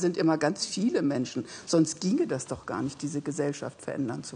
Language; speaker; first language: German; native; German